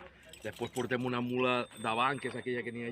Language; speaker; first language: Catalan; native; Catalan